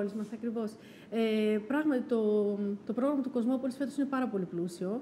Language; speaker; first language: Greek; native; Greek